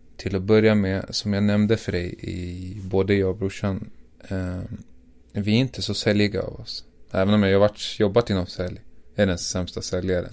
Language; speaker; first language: Swedish; early bilingual, other home language; Assyrian Neo-Aramaic